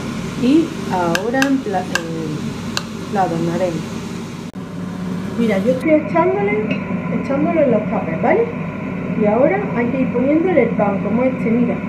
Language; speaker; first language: Spanish; native; Spanish